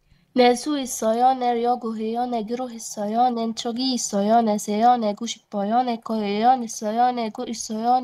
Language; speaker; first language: Korean; non-native, learner; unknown